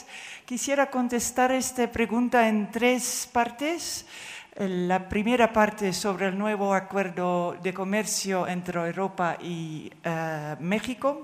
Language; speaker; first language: Spanish; non-native, fluent; Dutch